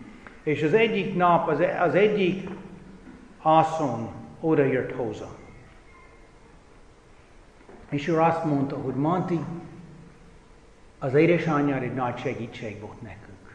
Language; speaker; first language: Hungarian; non-native, fluent; English